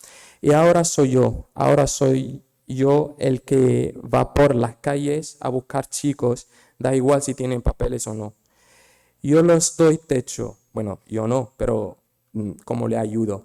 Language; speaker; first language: Spanish; non-native, fluent; Arabic